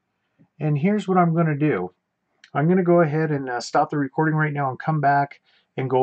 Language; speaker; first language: English; native; English